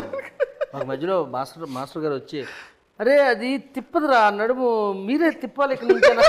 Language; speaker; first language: Telugu; native; Telugu